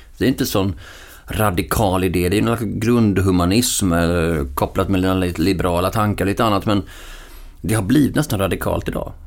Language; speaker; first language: Swedish; native; Swedish